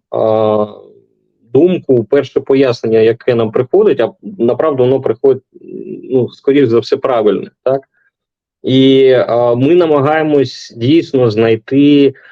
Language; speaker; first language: Ukrainian; non-native, local second language; Russian